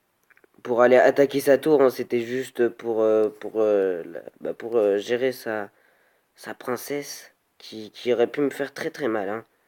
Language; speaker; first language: French; native; French